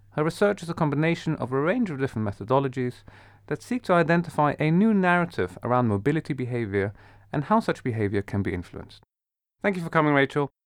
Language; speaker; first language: English; non-native, fluent; Dutch